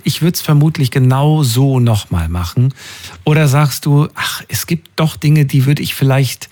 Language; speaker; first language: German; native; German